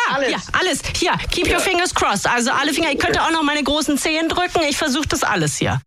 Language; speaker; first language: German; native; German